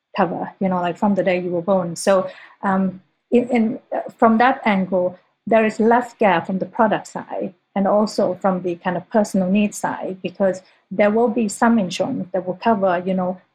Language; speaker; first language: English; non-native, fluent; Thai